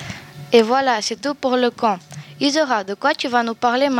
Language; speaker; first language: French; native; French